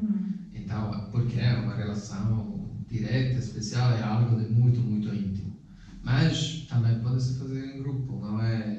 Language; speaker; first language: Portuguese; non-native, fluent; Italian